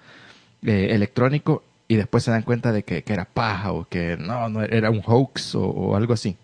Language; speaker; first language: Spanish; native; Spanish